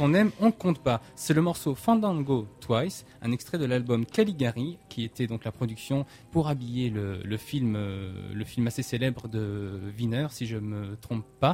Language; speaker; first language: French; native; French